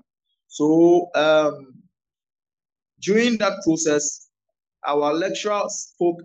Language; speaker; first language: English; non-native, local second language; Ewe